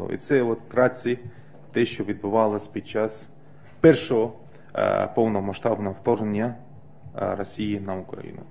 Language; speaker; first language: Ukrainian; non-native, fluent; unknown